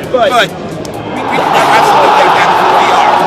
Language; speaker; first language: English; native; English